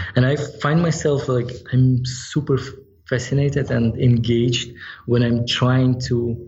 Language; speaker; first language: English; non-native, fluent; Ukrainian